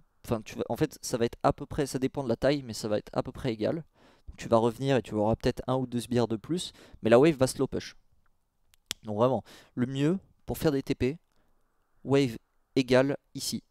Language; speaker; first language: French; native; French